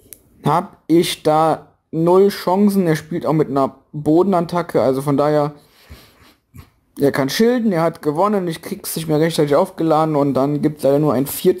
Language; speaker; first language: German; native; German